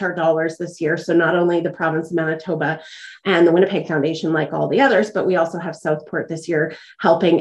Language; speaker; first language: English; native; English